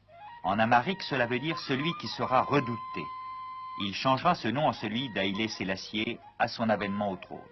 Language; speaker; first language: French; native; French